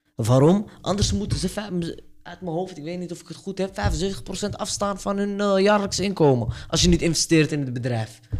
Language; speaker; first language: Dutch; early bilingual, other home language; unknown